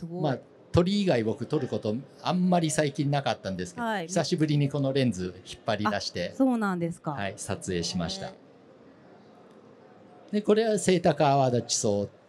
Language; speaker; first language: Japanese; native; Japanese